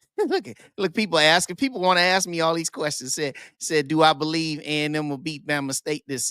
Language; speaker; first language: English; native; English